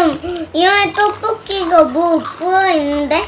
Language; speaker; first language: Korean; native; Korean